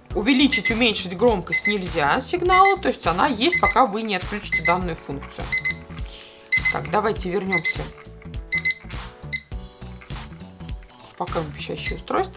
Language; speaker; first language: Russian; native; Russian